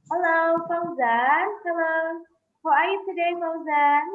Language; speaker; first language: English; non-native, fluent; Indonesian